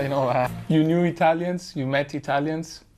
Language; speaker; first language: English; non-native, learner; Italian